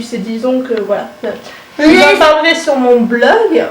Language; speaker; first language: French; native; French